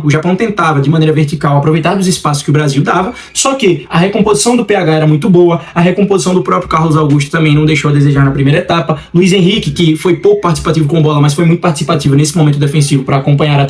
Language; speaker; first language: Portuguese; native; Portuguese